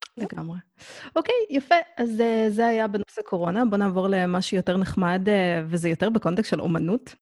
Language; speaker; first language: Hebrew; native; Hebrew